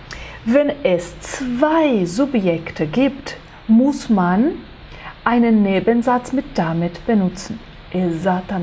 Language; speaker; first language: German; non-native, fluent; Portuguese